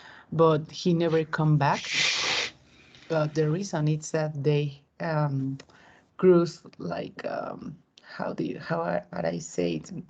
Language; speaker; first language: English; non-native, learner; Spanish